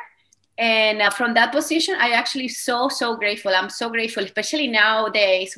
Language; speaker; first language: English; non-native, fluent; Spanish